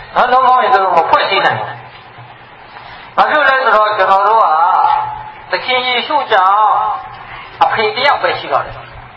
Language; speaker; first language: Burmese; non-native, local second language; Hakha Chin